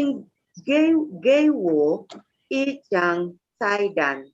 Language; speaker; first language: Chinese; non-native, learner; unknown